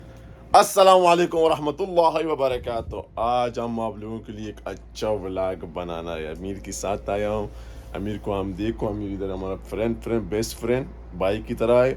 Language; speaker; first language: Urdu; non-native, learner; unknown